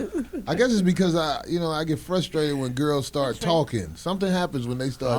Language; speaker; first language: English; native; English